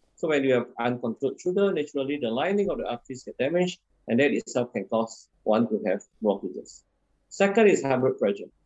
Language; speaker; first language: English; non-native, local second language; Min Nan Chinese